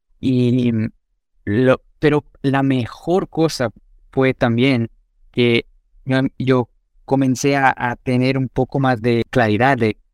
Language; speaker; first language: Spanish; non-native, fluent; Portuguese